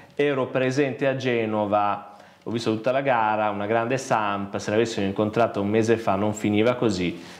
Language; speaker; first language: Italian; native; Italian